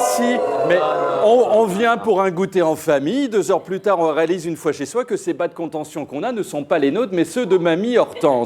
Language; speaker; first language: French; native; French